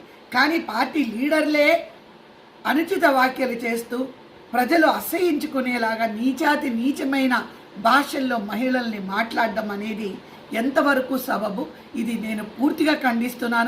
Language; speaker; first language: Telugu; native; Telugu